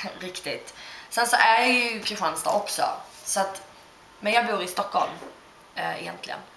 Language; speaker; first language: Swedish; early bilingual, other home language; Turkish